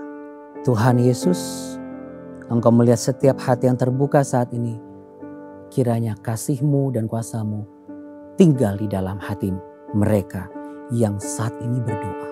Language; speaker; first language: Indonesian; native; Indonesian